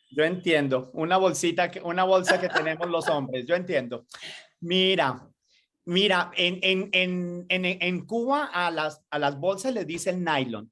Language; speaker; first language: Spanish; native; Spanish